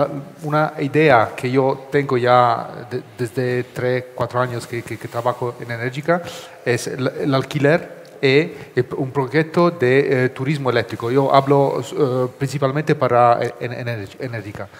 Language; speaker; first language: Spanish; non-native, learner; Italian